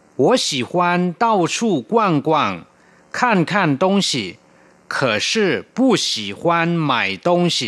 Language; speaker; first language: Chinese; non-native, fluent; Thai